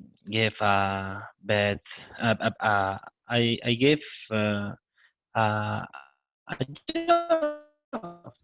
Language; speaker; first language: English; non-native, learner; Spanish